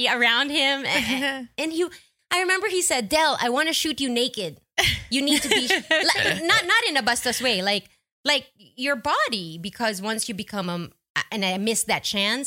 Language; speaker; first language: English; non-native, local second language; Filipino